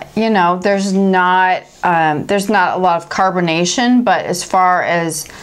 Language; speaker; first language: English; native; English